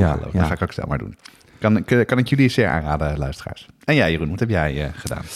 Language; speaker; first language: Dutch; native; Dutch